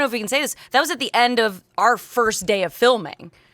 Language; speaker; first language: English; native; English